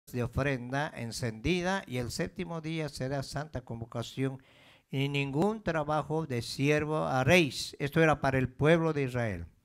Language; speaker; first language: Spanish; native; Spanish